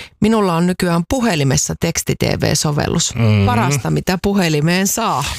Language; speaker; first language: Finnish; native; Finnish